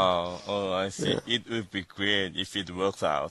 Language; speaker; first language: English; non-native, learner; Korean